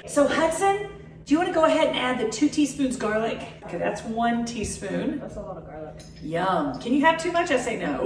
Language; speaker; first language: English; native; English